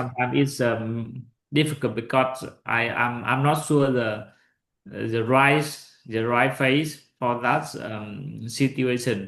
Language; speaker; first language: English; non-native, learner; Vietnamese